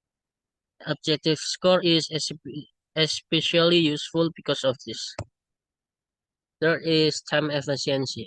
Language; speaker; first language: English; non-native, learner; Indonesian